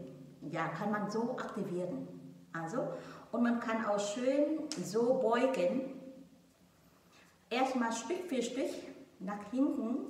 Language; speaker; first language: German; non-native, learner; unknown